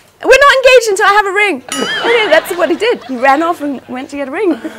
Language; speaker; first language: English; non-native, fluent; Thai